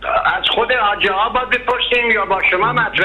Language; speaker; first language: Persian; native; Persian